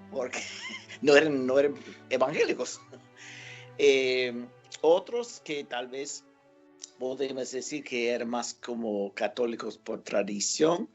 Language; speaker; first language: Spanish; non-native, fluent; English